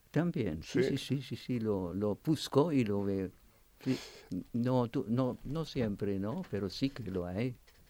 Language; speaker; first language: Spanish; non-native, fluent; French